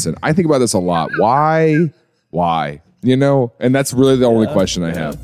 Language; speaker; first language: English; native; English